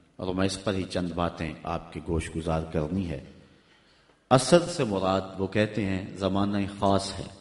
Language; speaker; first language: Urdu; non-native, local second language; Punjabi